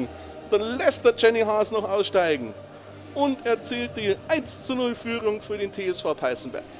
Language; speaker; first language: German; native; German